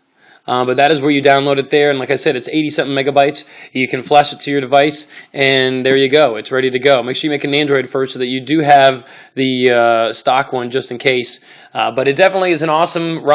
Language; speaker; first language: English; native; English